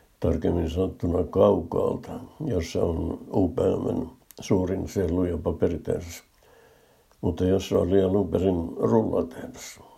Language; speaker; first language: Finnish; native; Finnish